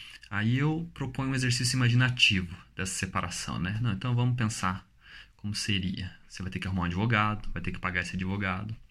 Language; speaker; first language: Portuguese; native; Portuguese